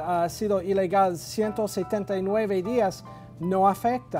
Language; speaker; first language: Spanish; non-native, fluent; English